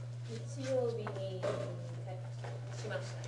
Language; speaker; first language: Japanese; non-native, learner; English